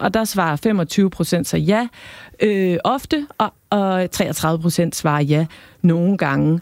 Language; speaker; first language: Danish; native; Danish